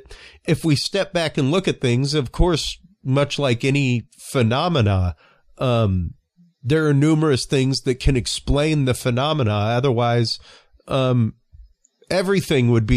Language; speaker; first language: English; native; English